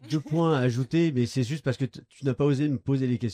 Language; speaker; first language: French; native; French